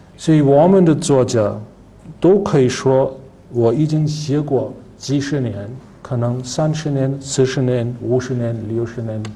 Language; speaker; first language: Chinese; non-native, fluent; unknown